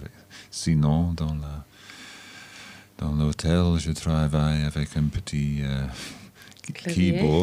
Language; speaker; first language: French; non-native, learner; English